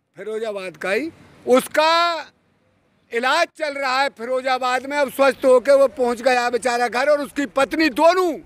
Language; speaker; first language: Hindi; native; Hindi